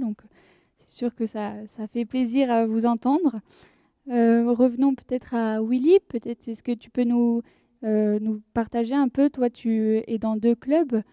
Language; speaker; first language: French; native; French